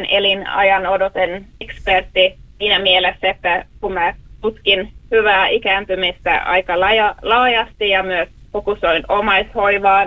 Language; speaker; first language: Finnish; non-native, local second language; Swedish